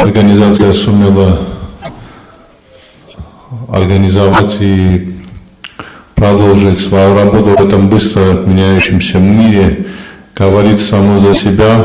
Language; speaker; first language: Russian; non-native, local second language; Armenian